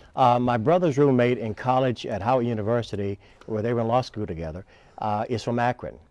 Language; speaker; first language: English; native; English